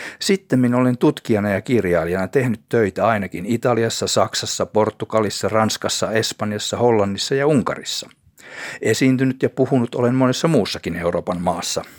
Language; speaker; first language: Finnish; native; Finnish